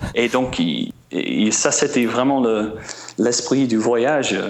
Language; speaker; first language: French; non-native, fluent; English